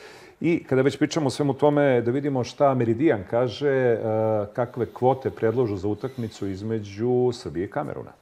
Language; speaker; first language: Serbian; native; Serbian